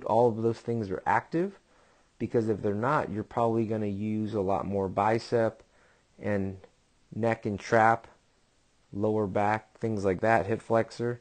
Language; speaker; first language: English; native; English